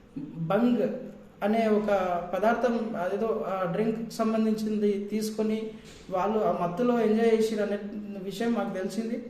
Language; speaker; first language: Telugu; native; Telugu